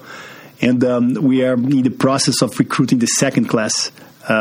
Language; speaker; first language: English; non-native, fluent; Portuguese